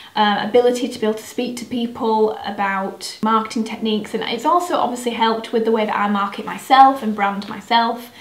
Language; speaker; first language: English; native; English